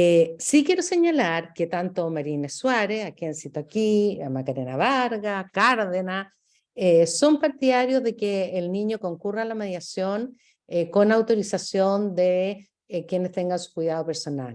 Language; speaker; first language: Spanish; native; Spanish